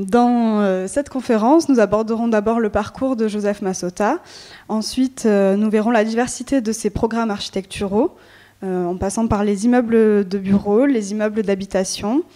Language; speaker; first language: French; native; French